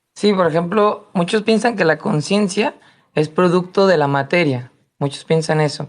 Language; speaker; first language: Spanish; native; Spanish